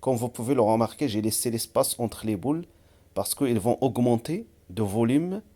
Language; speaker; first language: French; non-native, local second language; Arabic